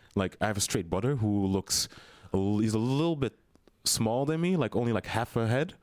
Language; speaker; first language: English; non-native, fluent; Dutch